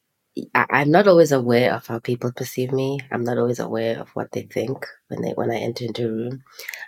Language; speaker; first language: English; non-native, local second language; Xhosa